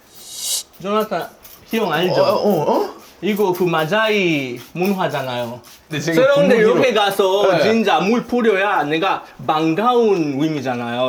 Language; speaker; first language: Korean; non-native, fluent; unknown